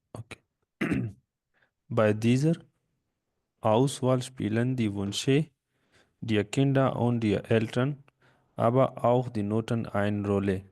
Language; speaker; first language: German; non-native, learner; Urdu